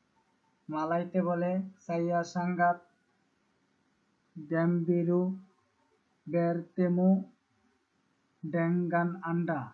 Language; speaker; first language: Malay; non-native, learner; Bangla